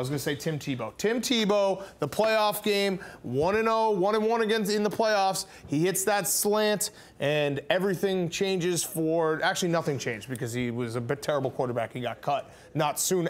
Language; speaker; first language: English; native; English